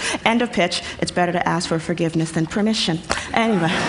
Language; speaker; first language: English; native; English